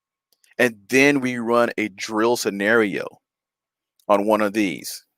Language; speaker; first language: English; native; English